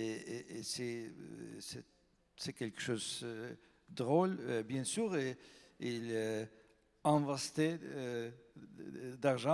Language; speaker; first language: French; non-native, fluent; Russian